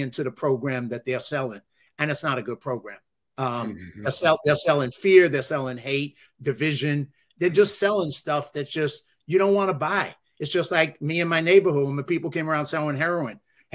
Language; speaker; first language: English; native; English